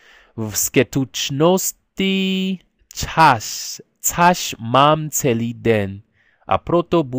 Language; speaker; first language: Czech; non-native, learner; English